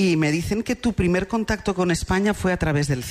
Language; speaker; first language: Spanish; native; Spanish